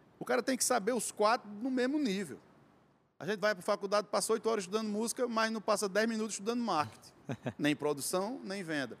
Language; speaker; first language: Portuguese; native; Portuguese